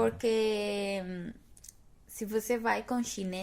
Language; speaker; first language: Portuguese; non-native, fluent; Spanish